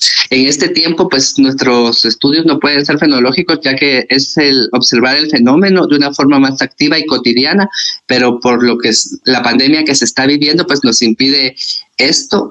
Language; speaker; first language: Spanish; native; Spanish